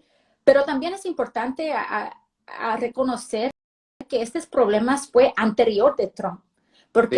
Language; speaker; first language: Spanish; early bilingual, heritage; Spanish